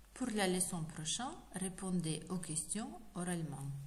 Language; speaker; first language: French; non-native, fluent; Ukrainian